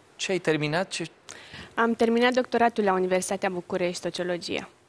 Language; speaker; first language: Romanian; native; Romanian